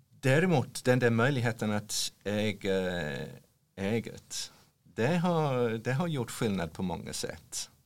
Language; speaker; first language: Swedish; non-native, fluent; English